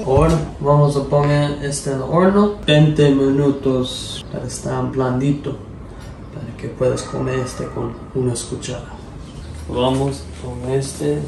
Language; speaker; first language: Spanish; non-native, learner; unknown